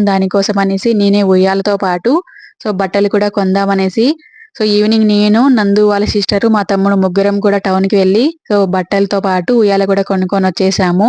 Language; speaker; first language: Telugu; non-native, local second language; Lambadi